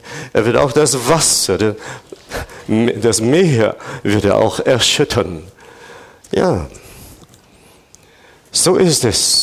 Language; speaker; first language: German; non-native, fluent; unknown